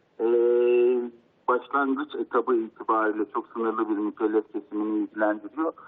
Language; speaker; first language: Turkish; native; Turkish